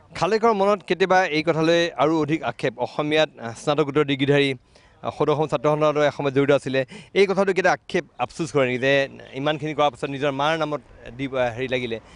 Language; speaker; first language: Assamese; native; Assamese